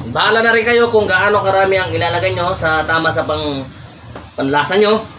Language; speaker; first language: Filipino; non-native, local second language; Cebuano